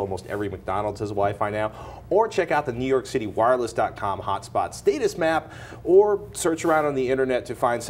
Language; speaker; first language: English; native; English